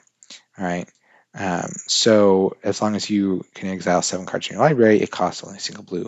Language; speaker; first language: English; native; English